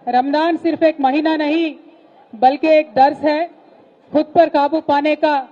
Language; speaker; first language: Hindi; non-native, local second language; Telugu